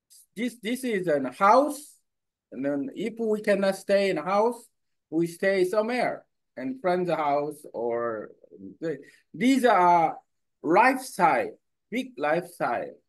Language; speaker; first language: English; non-native, learner; Korean